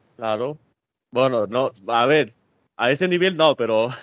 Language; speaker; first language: Spanish; early bilingual, other home language; French